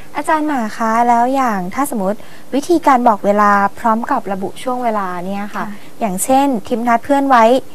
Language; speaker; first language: Thai; native; Thai